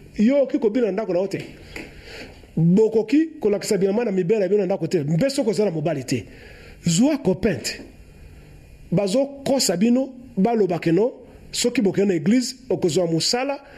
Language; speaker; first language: Lingala; non-native, local second language; Luba-Lulua